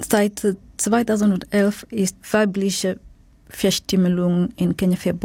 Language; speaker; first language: German; non-native, fluent; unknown